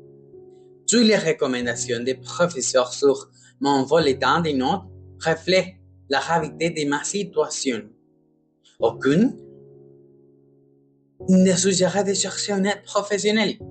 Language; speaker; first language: French; non-native, learner; Spanish